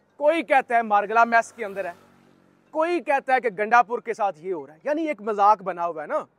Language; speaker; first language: Urdu; native; Urdu